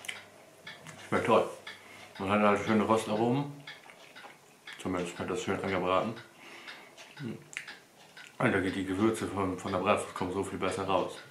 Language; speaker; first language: German; native; German